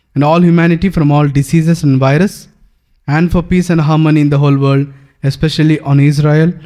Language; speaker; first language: English; non-native, local second language; Telugu